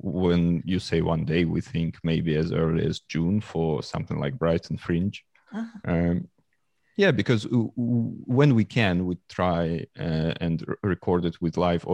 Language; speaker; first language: English; non-native, fluent; Russian